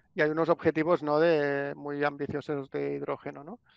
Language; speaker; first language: Spanish; non-native, local second language; Catalan